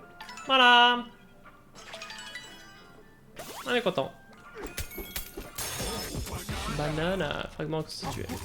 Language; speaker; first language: French; native; French